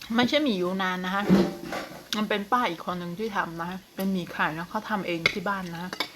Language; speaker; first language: Thai; non-native, local second language; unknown